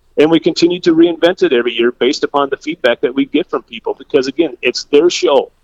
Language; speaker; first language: English; native; English